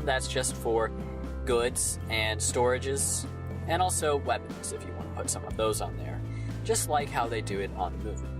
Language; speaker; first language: English; native; English